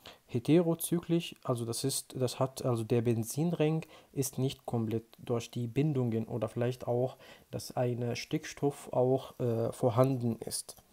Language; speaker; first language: German; non-native, fluent; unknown